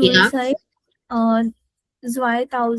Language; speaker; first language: German; non-native, learner; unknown